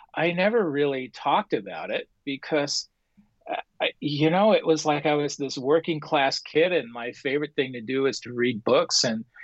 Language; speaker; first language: English; native; English